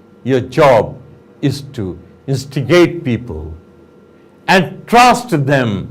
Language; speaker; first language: English; non-native, local second language; Bangla